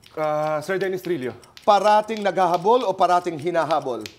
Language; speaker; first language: Filipino; non-native, local second language; Cebuano